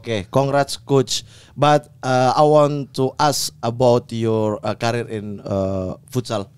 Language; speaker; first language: English; non-native, learner; Indonesian